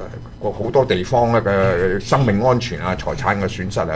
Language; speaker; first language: Chinese; native; Chinese